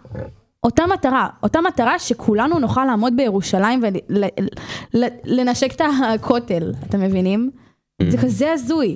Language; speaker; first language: Hebrew; native; Hebrew